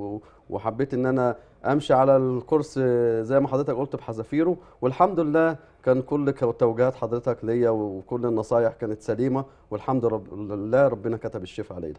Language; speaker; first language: Arabic; native; Arabic